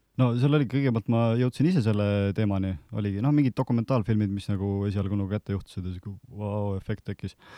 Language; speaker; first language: Estonian; native; Estonian